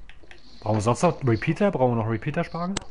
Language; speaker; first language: German; native; German